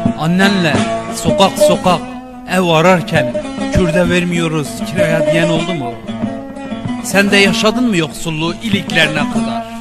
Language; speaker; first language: Turkish; non-native, local second language; Kurdish